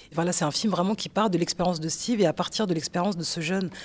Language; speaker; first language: French; native; French